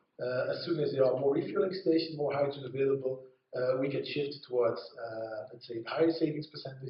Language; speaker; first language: English; non-native, fluent; Dutch